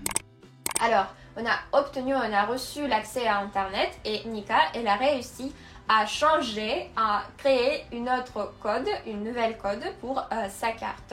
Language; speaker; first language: French; non-native, fluent; Russian